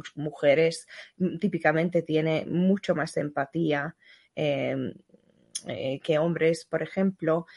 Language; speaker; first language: Spanish; non-native, fluent; Hungarian